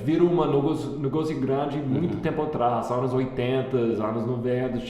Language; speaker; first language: Portuguese; non-native, fluent; English